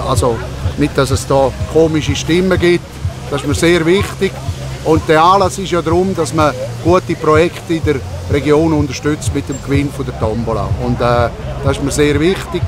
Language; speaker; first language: German; native; German